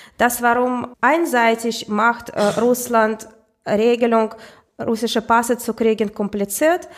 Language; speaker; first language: German; non-native, fluent; Russian